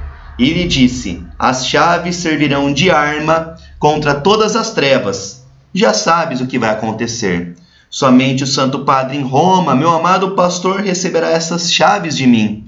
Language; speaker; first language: Portuguese; native; Portuguese